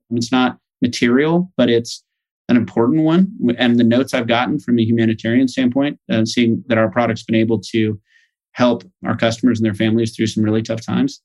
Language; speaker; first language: English; native; English